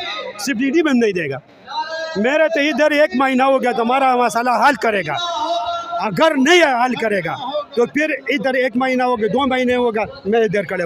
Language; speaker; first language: Hindi; non-native, local second language; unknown